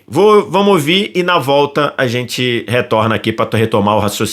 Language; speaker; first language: Portuguese; native; Portuguese